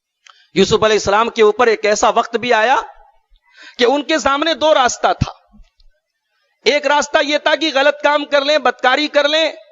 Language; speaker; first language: Urdu; native; Urdu